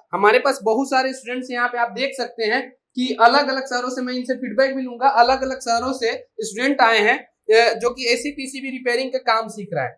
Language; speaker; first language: Hindi; native; Hindi